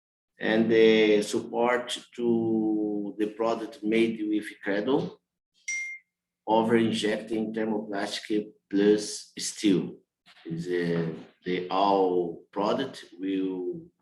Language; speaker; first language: English; non-native, learner; Portuguese